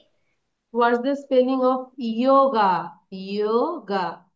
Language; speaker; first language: English; non-native, learner; Bangla